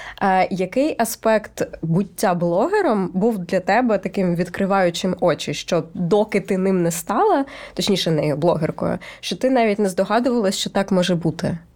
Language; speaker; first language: Ukrainian; native; Ukrainian